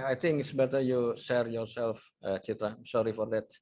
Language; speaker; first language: English; non-native, fluent; Indonesian